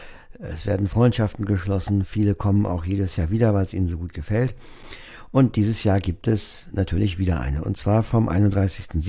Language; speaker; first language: German; native; German